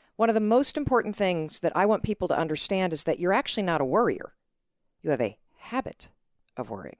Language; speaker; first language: English; native; English